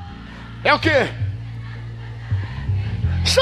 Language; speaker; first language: Portuguese; native; Portuguese